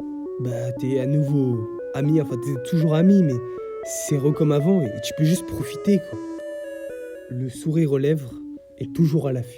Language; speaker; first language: French; native; French